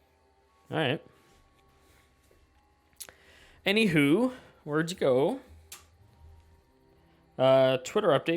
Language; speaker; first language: English; native; English